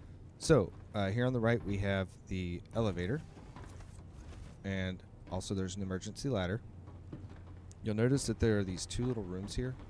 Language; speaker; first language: English; native; English